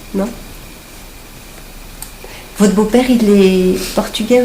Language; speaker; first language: French; native; French